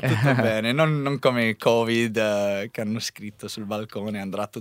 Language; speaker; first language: Italian; non-native, learner; English